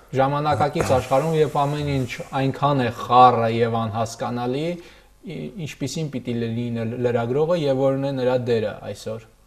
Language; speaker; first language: Armenian; native; Armenian